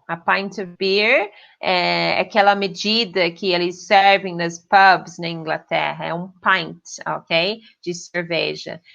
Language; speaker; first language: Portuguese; non-native, fluent; English